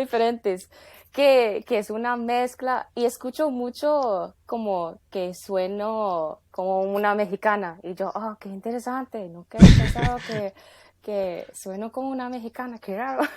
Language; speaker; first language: Spanish; non-native, fluent; English